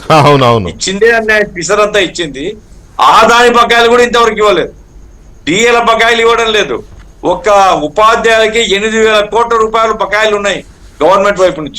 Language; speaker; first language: Telugu; native; Telugu